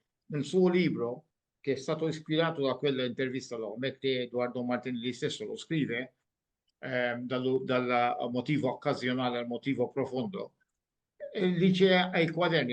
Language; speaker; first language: Italian; non-native, fluent; Maltese